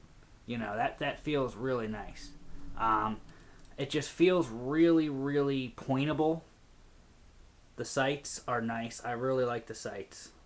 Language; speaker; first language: English; native; English